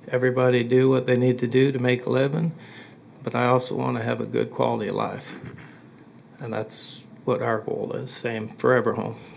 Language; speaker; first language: English; native; English